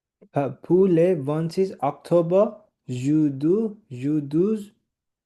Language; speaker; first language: French; non-native, learner; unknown